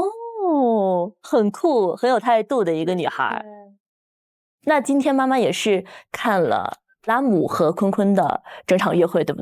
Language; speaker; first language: Chinese; native; Chinese